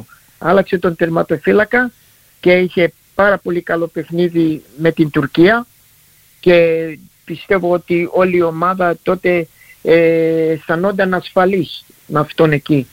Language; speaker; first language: Greek; early bilingual, heritage; Greek